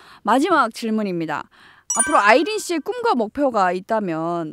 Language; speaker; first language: Korean; native; Korean